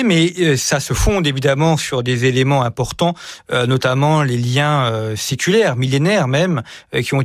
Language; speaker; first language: French; native; French